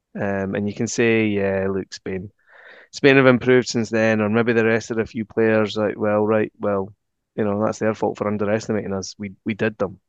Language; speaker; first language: English; native; English